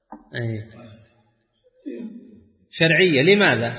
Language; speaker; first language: Arabic; native; Arabic